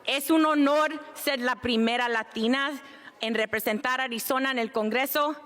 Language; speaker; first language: Spanish; early bilingual, heritage; Spanish